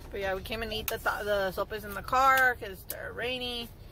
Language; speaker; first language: English; early bilingual, other home language; Spanish